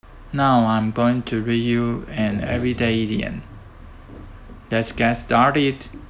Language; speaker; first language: English; non-native, fluent; Chinese